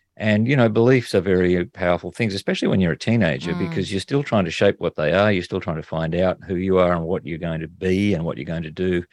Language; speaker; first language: English; native; English